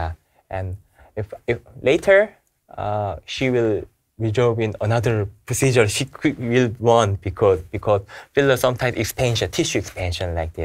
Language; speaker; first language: English; non-native, learner; Korean